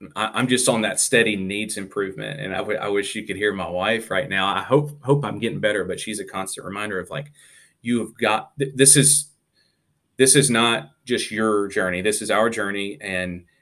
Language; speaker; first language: English; native; English